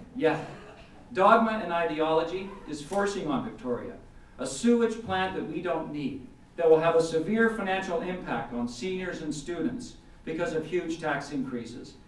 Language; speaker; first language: English; native; English